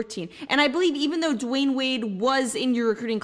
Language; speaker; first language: English; native; English